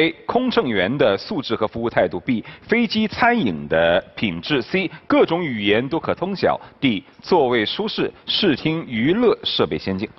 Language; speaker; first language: Chinese; native; Chinese